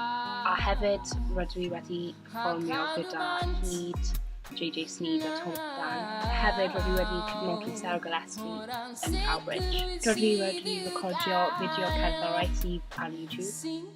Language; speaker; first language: Welsh; non-native, local second language; English